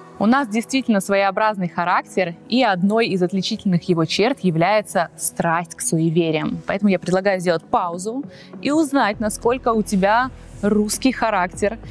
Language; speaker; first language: Russian; native; Russian